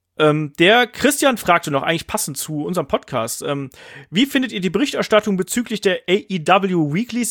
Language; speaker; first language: German; native; German